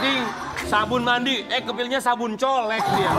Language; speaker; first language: Indonesian; native; Indonesian